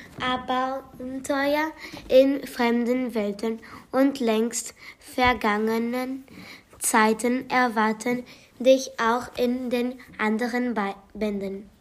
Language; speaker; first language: German; non-native, learner; Portuguese